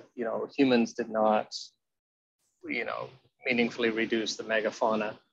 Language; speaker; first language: English; native; English